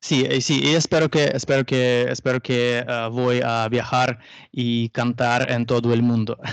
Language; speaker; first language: Spanish; non-native, learner; Russian